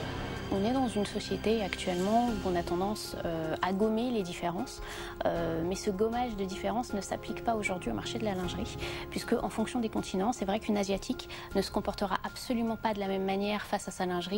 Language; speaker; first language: French; native; French